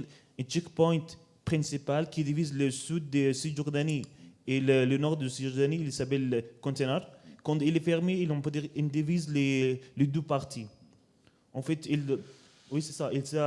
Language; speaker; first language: French; non-native, learner; Arabic